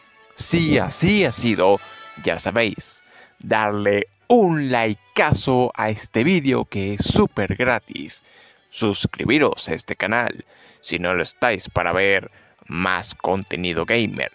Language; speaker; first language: Spanish; native; Spanish